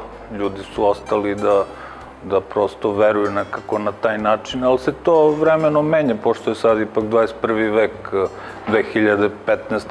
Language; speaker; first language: Serbian; native; Serbian